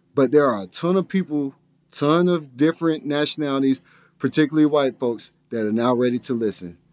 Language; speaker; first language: English; native; English